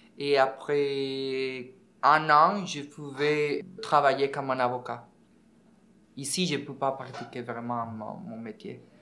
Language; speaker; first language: French; non-native, learner; Spanish